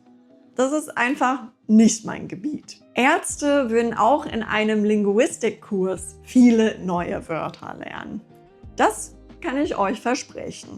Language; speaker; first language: German; non-native, fluent; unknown